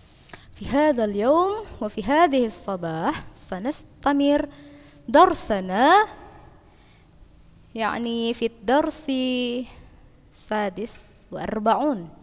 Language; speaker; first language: Arabic; non-native, fluent; Indonesian